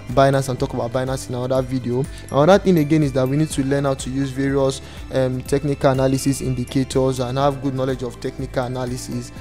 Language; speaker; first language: English; non-native, local second language; Yoruba